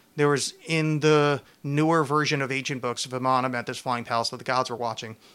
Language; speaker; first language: English; native; English